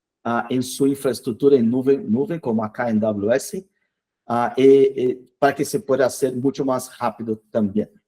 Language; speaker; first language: Spanish; non-native, fluent; Portuguese